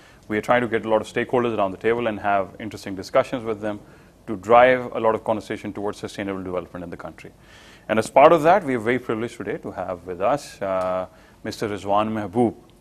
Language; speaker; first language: English; non-native, local second language; Urdu